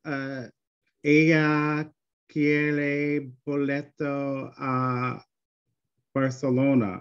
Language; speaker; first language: Spanish; non-native, learner; English